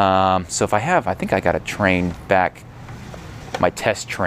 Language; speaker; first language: English; native; English